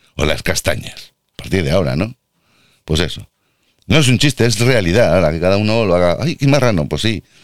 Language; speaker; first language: Spanish; native; Spanish